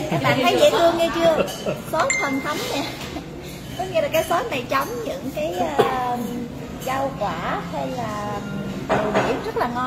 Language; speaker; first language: Vietnamese; early bilingual, heritage; Vietnamese